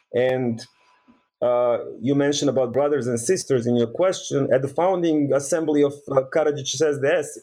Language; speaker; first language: English; early bilingual, other home language; Bosnian